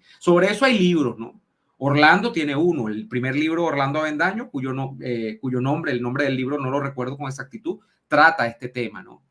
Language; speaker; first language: Spanish; native; Spanish